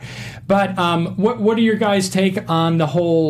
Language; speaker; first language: English; native; English